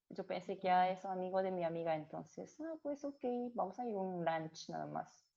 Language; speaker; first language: Spanish; non-native, learner; Japanese